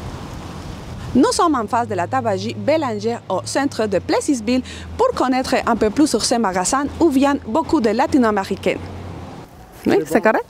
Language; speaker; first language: French; non-native, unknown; Spanish